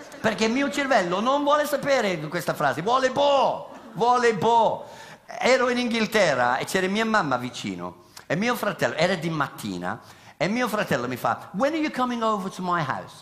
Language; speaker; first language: Italian; non-native, fluent; English